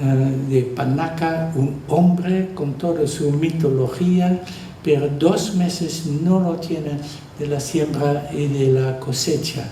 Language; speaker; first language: Spanish; non-native, fluent; Dutch